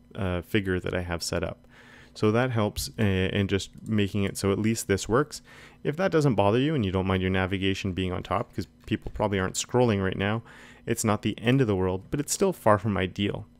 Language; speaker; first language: English; native; English